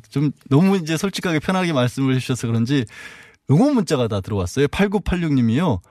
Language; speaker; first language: Korean; native; Korean